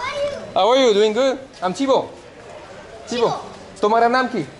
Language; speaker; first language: English; non-native, learner; French